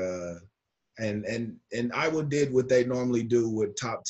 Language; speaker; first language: English; native; English